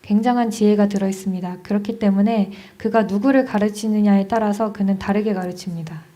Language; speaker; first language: Korean; native; Korean